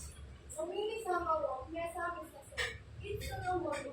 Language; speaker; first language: Japanese; non-native, learner; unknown